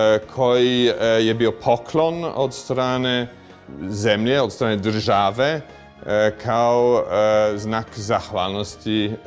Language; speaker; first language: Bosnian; non-native, fluent; English